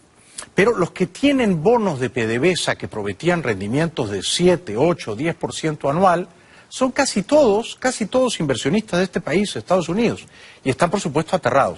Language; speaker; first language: Spanish; native; Spanish